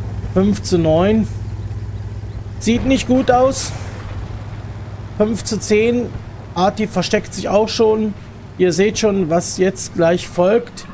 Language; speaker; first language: German; native; German